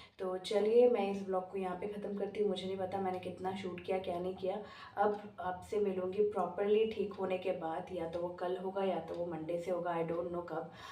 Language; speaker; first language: Hindi; non-native, local second language; Bangla